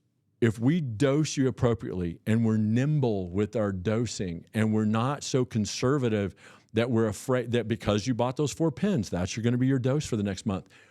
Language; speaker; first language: English; native; English